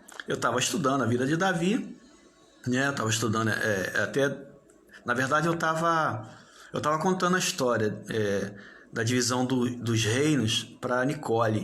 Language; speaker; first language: Portuguese; native; Portuguese